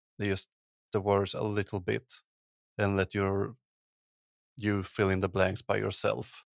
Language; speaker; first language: English; non-native, fluent; Swedish